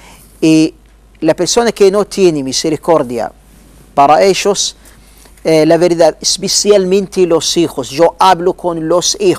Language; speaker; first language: Spanish; non-native, learner; Arabic